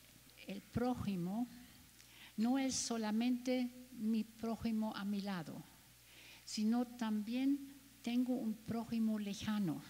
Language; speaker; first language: Spanish; non-native, fluent; German